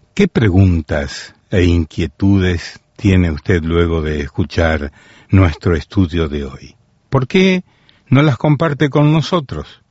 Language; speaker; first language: Spanish; native; Spanish